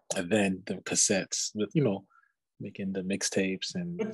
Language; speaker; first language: English; native; English